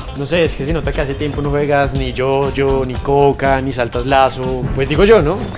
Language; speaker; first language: Spanish; native; Spanish